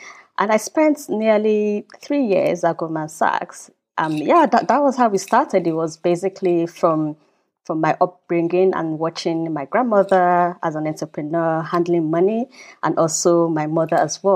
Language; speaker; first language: English; non-native, local second language; Yoruba